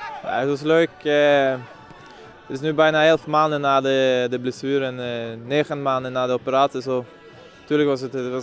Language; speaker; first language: Dutch; non-native, learner; Swedish